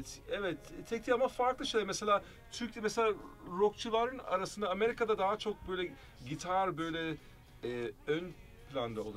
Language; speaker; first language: Turkish; early bilingual, heritage; Turkish